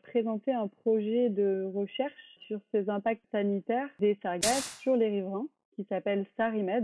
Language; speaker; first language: French; native; French